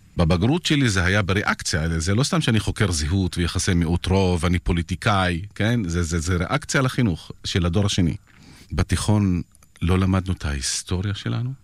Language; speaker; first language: Hebrew; non-native, local second language; Arabic